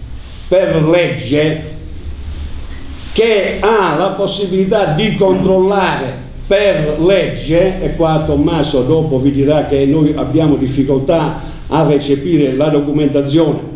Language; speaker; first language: Italian; native; Italian